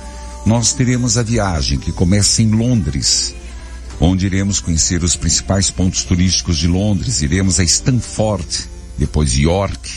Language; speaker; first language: Portuguese; native; Portuguese